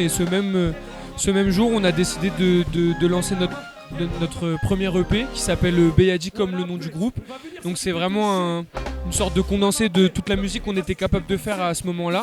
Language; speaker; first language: French; native; French